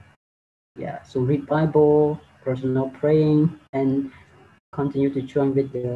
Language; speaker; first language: English; non-native, learner; Khmer